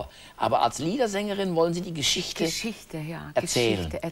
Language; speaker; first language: German; native; German